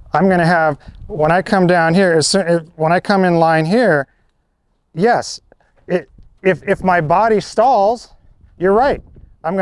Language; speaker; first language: English; native; English